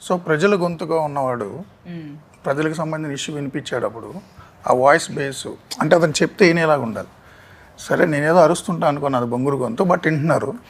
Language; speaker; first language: Telugu; native; Telugu